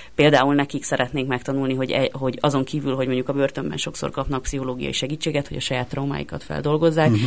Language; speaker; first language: Hungarian; native; Hungarian